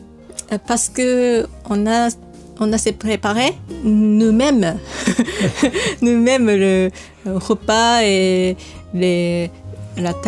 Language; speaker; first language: French; non-native, learner; Japanese